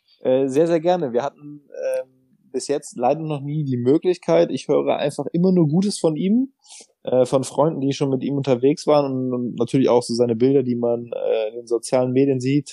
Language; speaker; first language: German; native; German